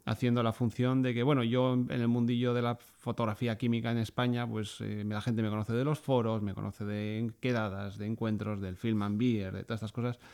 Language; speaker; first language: Spanish; native; Spanish